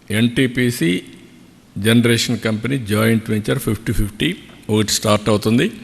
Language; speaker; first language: Telugu; native; Telugu